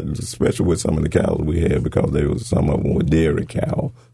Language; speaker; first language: English; native; English